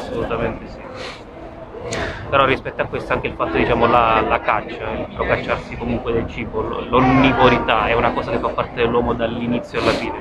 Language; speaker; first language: Italian; native; Italian